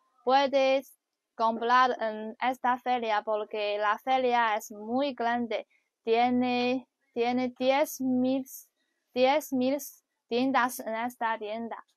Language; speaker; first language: Spanish; non-native, learner; Chinese